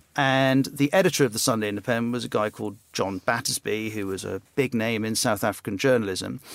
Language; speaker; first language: English; native; English